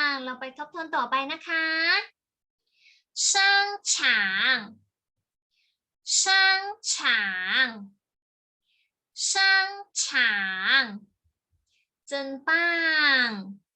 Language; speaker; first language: Chinese; non-native, fluent; Thai